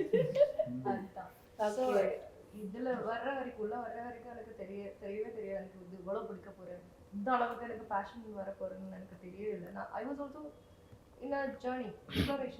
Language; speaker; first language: Tamil; non-native, fluent; Malayalam